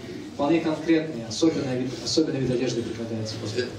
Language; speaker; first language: Russian; native; Russian